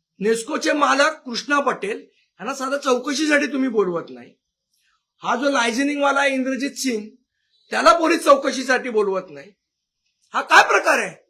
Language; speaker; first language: Marathi; native; Marathi